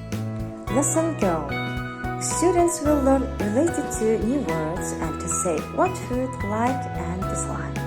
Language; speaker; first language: English; non-native, learner; Mongolian